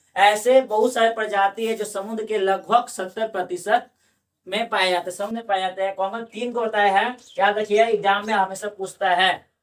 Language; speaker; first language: Hindi; native; Hindi